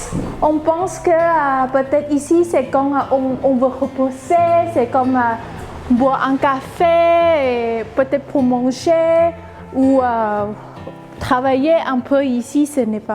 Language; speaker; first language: French; non-native, learner; Thai